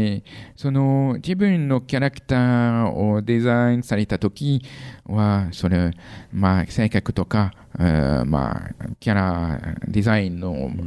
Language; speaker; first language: Japanese; non-native, fluent; French